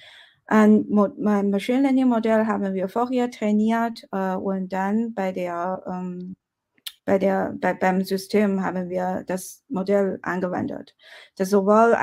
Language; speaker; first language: German; non-native, fluent; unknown